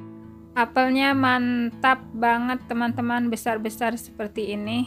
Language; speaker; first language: Indonesian; native; Indonesian